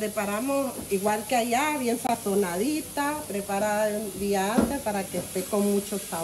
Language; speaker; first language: Spanish; native; Spanish